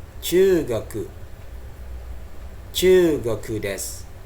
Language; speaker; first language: Japanese; non-native, fluent; Indonesian